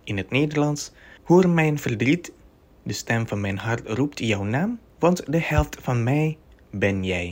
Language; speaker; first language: Dutch; non-native, fluent; Indonesian